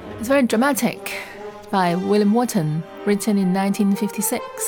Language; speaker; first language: English; non-native, fluent; Chinese